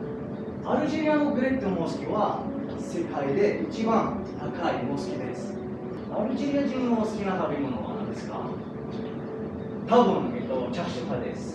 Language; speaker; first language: Japanese; non-native, learner; Arabic